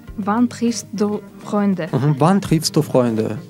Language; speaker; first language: German; non-native, fluent; Russian